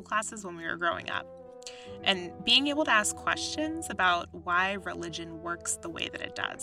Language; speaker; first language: English; native; English